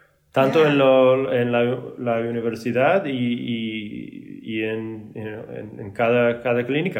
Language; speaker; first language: Spanish; early bilingual, heritage; Spanish